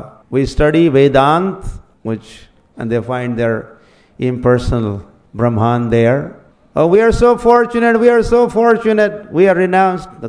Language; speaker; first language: English; non-native, local second language; Marathi